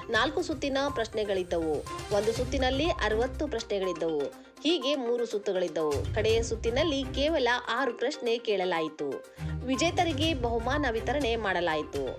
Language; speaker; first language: Kannada; native; Kannada